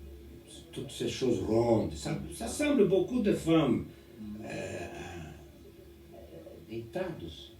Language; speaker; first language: French; non-native, learner; Portuguese